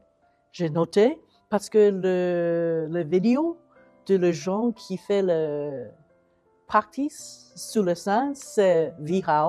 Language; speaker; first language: French; non-native, learner; Chinese